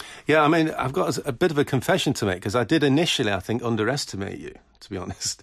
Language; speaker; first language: English; native; English